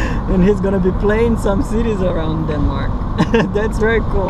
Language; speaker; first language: English; non-native, fluent; Portuguese